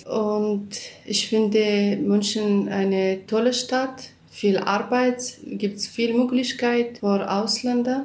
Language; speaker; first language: German; non-native, learner; Kurdish